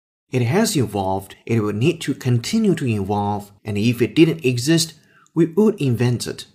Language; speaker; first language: English; non-native, fluent; Chinese